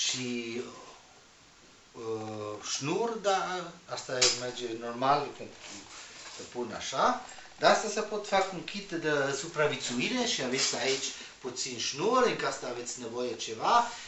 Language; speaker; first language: Romanian; non-native, learner; Spanish